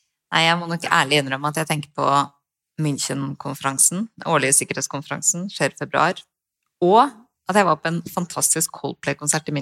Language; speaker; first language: Norwegian; native; Norwegian